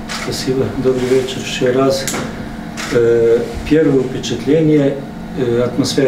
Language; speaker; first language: Russian; non-native, learner; Serbian